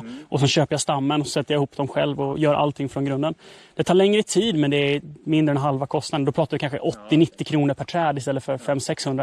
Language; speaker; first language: Swedish; native; Swedish